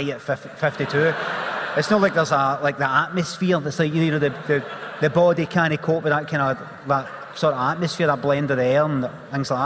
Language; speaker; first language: English; native; English